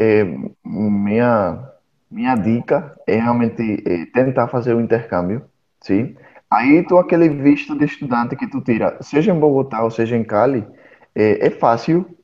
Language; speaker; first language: Portuguese; non-native, fluent; Spanish